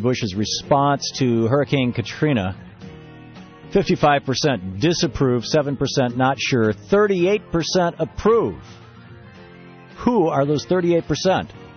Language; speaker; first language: English; native; English